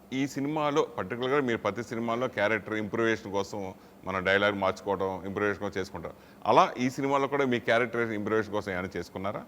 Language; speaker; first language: Telugu; native; Telugu